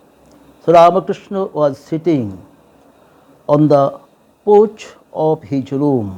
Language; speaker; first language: English; non-native, local second language; Bangla